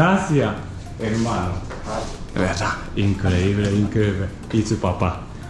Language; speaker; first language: Spanish; non-native, learner; Japanese